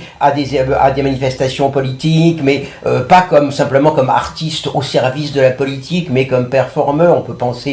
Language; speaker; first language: French; native; French